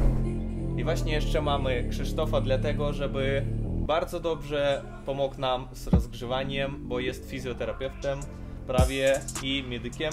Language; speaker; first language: Polish; non-native, learner; Ukrainian